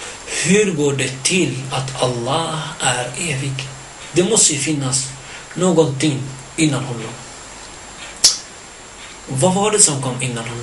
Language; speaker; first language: Swedish; early bilingual, other home language; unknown